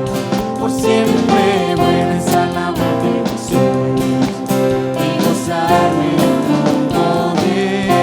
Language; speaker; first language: Spanish; native; Spanish